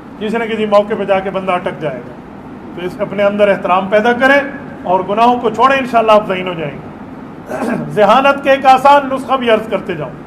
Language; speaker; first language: Urdu; non-native, local second language; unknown